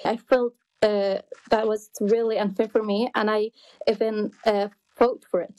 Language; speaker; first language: English; non-native, fluent; Arabic